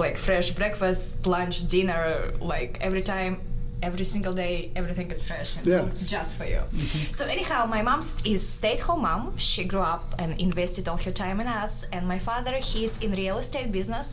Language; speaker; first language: English; non-native, fluent; Kazakh